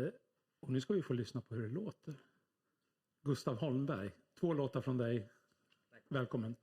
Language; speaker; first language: Swedish; native; Swedish